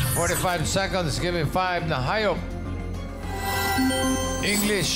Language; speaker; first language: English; non-native, local second language; Filipino